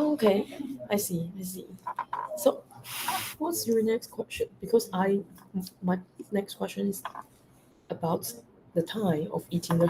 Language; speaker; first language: English; non-native, learner; Chinese